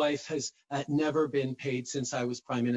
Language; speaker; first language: English; native; English